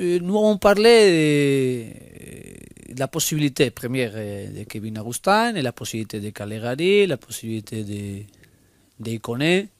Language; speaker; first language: French; non-native, learner; Spanish